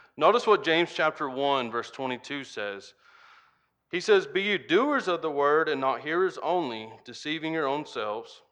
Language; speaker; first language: English; native; English